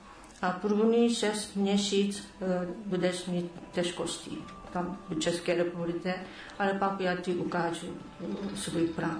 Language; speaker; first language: Czech; non-native, learner; Japanese